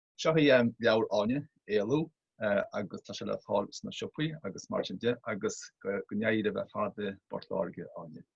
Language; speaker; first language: Irish; native; Irish